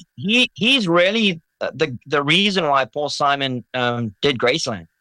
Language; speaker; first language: English; native; English